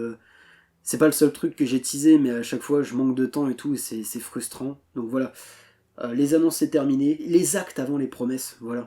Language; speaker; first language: French; native; French